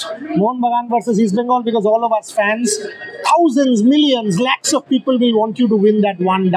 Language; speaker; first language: English; non-native, local second language; Bangla